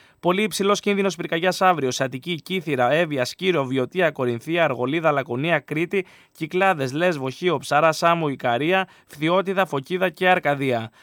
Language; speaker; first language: Greek; native; Greek